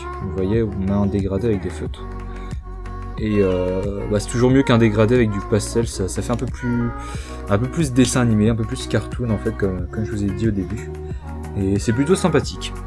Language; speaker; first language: French; native; French